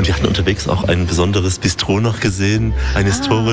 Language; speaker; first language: German; native; German